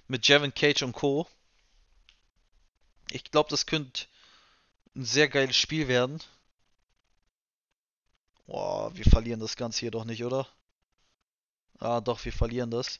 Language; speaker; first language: German; native; German